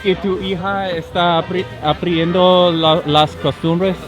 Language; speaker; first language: Spanish; non-native, learner; English